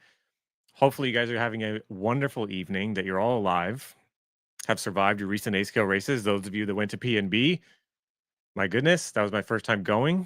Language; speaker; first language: English; native; English